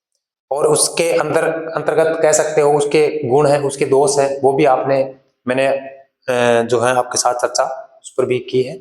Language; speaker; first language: Hindi; native; Hindi